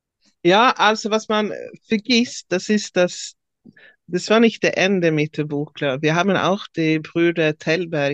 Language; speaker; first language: German; non-native, fluent; Swedish